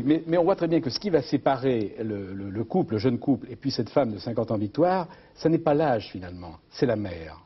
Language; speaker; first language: French; native; French